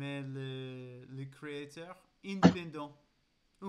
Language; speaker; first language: French; non-native, learner; English